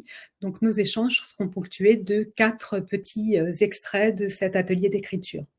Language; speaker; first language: French; native; French